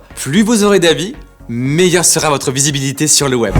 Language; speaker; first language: French; native; French